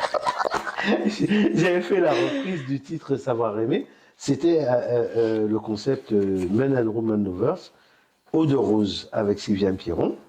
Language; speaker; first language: French; native; French